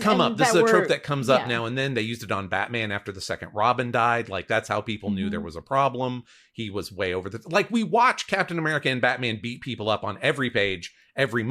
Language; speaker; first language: English; native; English